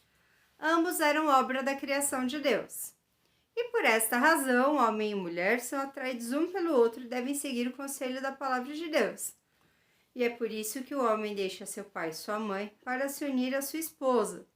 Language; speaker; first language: Portuguese; native; Portuguese